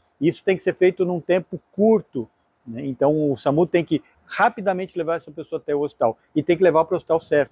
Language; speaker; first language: Portuguese; native; Portuguese